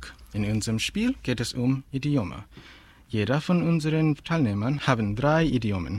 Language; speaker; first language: German; non-native, learner; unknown